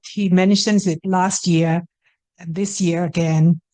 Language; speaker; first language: English; non-native, fluent; Thai